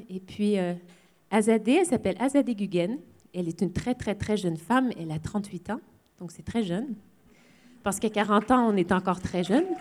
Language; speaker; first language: French; native; French